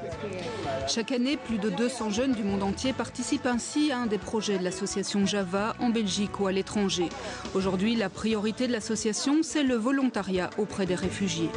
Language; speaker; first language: French; native; French